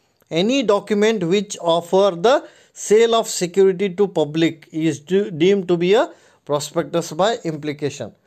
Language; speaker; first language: English; non-native, local second language; Kannada